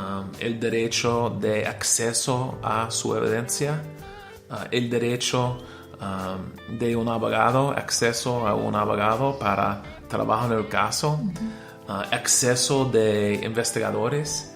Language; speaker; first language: Spanish; non-native, learner; English